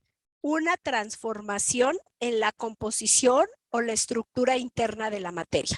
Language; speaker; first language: Spanish; native; Spanish